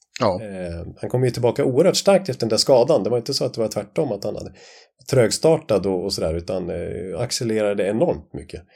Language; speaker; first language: Swedish; native; Swedish